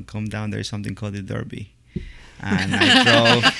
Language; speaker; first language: English; non-native, fluent; Spanish